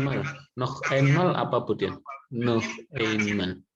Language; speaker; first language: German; non-native, learner; Indonesian